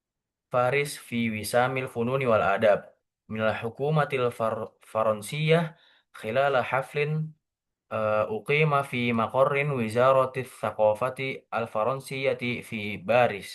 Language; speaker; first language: Arabic; non-native, learner; Indonesian